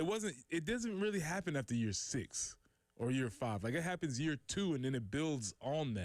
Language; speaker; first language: English; native; English